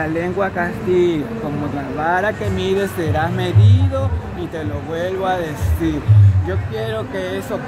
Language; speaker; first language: Spanish; native; Spanish